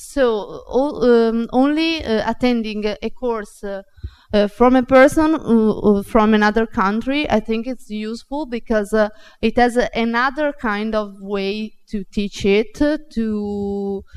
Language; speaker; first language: English; non-native, fluent; Italian